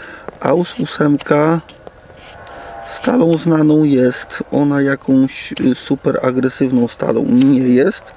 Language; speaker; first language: Polish; native; Polish